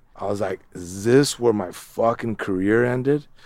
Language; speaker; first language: English; native; English